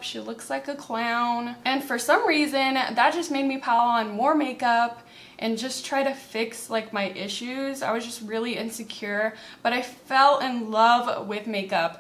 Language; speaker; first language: English; native; English